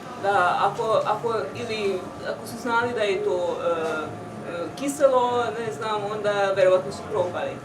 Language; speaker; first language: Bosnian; non-native, local second language; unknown